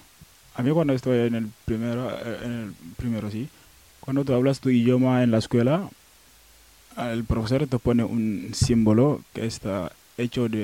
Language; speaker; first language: Spanish; non-native, learner; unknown